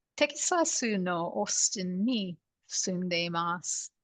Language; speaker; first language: Japanese; non-native, learner; English